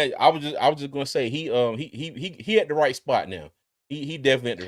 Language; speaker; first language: English; native; English